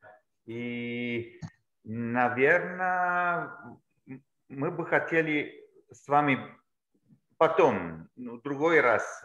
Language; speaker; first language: Russian; non-native, learner; Bulgarian